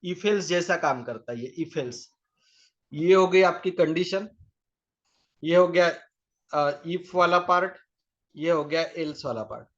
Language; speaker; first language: Hindi; non-native, local second language; Marathi